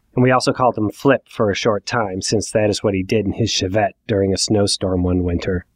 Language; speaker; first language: English; native; English